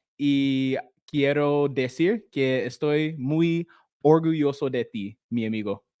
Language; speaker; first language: Spanish; non-native, learner; English